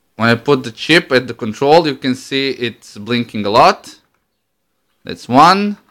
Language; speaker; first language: English; non-native, fluent; Croatian